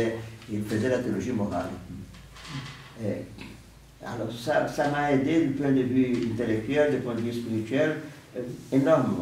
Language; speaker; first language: French; non-native, fluent; Portuguese